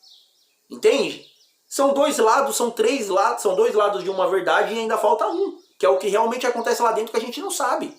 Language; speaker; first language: Portuguese; native; Portuguese